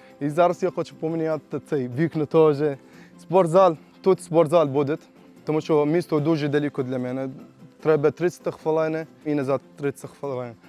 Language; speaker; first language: Ukrainian; non-native, learner; Arabic